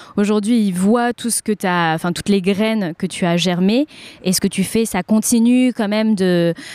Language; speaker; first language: French; native; French